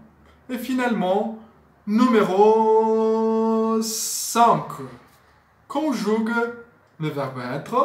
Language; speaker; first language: French; non-native, fluent; Portuguese